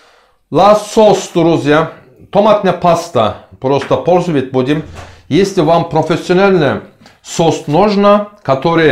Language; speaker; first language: Russian; non-native, learner; Turkish